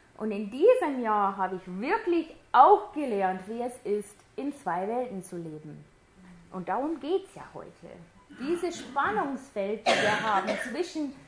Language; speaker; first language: German; non-native, fluent; English